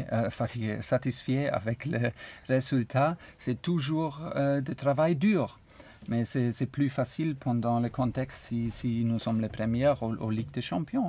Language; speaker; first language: French; non-native, learner; German